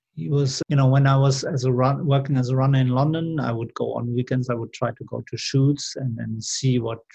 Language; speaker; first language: English; non-native, fluent; German